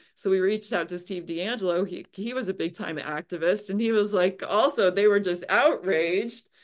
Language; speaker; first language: English; native; English